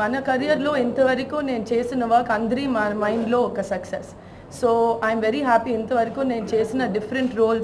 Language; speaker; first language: Telugu; non-native, local second language; Tamil